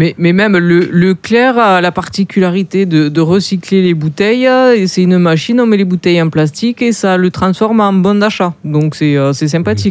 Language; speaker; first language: French; native; French